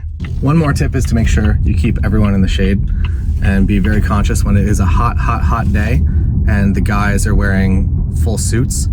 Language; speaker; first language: English; native; English